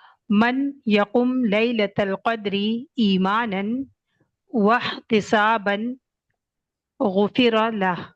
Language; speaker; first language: Arabic; non-native, learner; Urdu